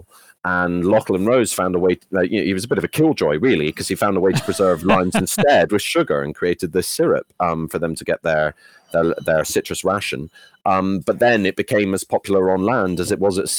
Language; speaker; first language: English; native; English